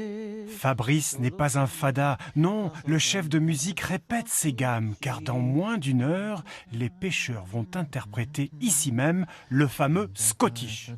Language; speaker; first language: French; native; French